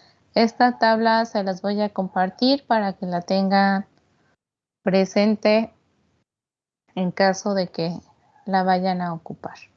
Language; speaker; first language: Spanish; native; Spanish